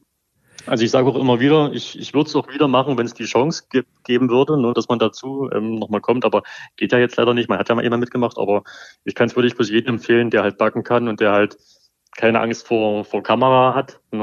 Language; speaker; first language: German; native; German